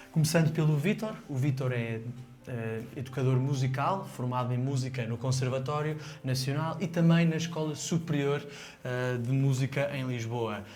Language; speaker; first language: Portuguese; native; Portuguese